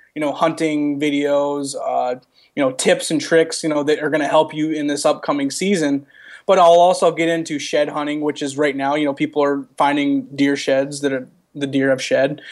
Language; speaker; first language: English; native; English